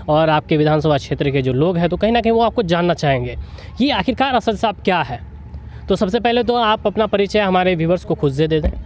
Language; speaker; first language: Hindi; native; Hindi